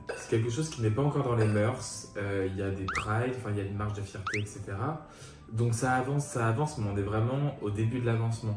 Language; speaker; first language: French; native; French